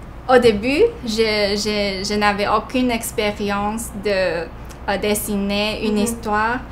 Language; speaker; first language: French; non-native, fluent; Chinese